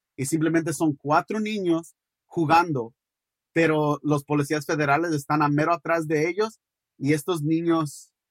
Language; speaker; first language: Spanish; early bilingual, heritage; Spanish